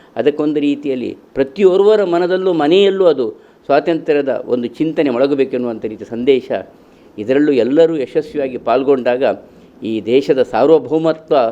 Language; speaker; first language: Kannada; non-native, local second language; Tulu